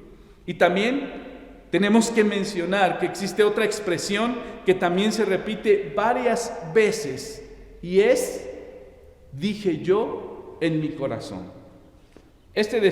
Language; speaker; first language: Spanish; native; Spanish